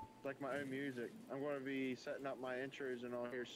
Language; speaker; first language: English; native; English